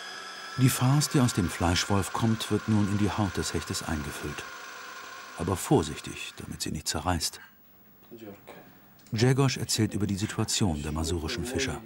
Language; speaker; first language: German; native; German